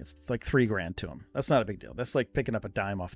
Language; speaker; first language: English; native; English